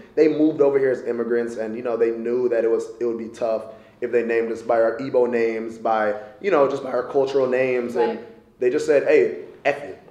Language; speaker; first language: English; native; English